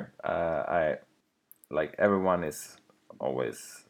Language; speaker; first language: English; non-native, fluent; Swedish